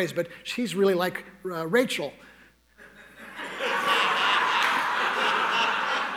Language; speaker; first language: English; native; English